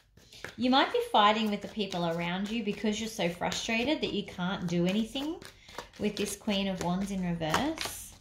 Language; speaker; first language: English; native; English